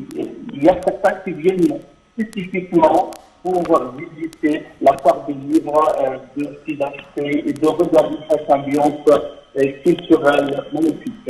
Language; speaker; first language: French; non-native, fluent; Arabic